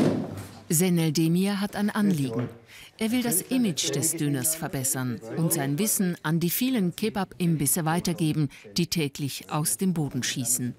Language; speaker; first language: German; non-native, fluent; Kurdish